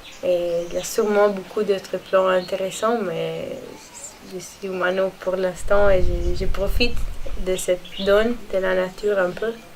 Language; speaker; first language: French; non-native, fluent; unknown